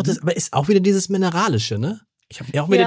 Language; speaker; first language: German; native; German